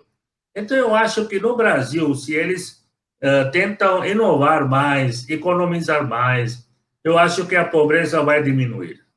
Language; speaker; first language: Portuguese; non-native, fluent; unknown